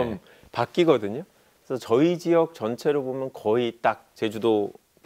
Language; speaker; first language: Korean; native; Korean